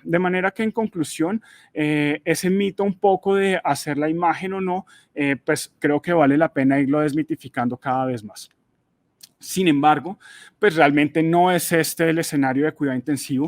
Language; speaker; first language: Spanish; native; Spanish